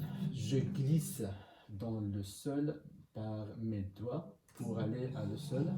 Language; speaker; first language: French; non-native, learner; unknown